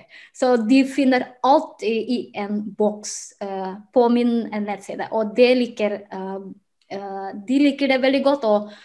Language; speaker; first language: Norwegian; non-native, fluent; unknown